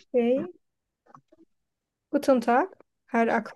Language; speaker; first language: German; non-native, learner; Turkish